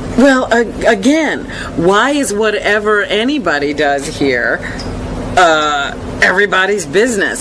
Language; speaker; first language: English; native; English